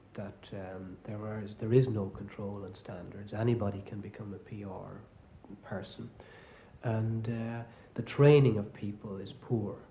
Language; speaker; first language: English; native; English